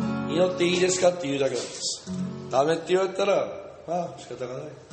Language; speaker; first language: Japanese; non-native, fluent; English